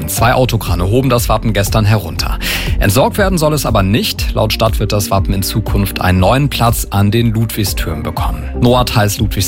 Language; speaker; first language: German; native; German